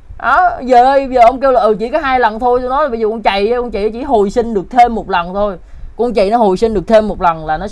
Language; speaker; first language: Vietnamese; native; Vietnamese